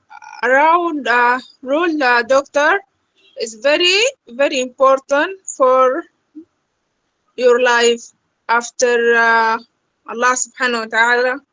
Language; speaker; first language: English; non-native, learner; Arabic